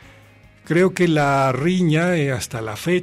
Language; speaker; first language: Spanish; native; Spanish